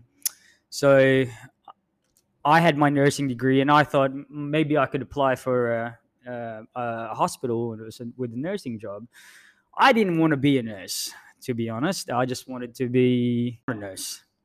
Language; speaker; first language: English; non-native, local second language; Filipino